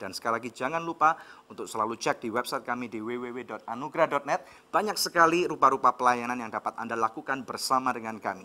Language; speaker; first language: Indonesian; native; Indonesian